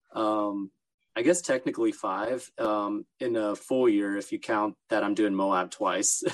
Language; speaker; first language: English; native; English